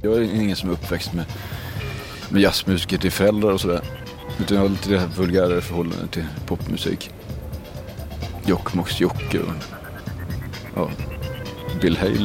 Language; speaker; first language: Swedish; native; Swedish